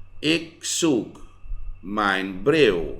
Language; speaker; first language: Dutch; non-native, fluent; Thai